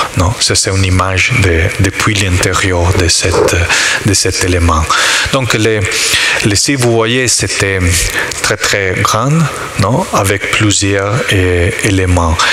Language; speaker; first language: French; non-native, learner; Italian